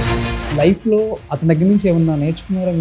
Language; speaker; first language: Telugu; native; Telugu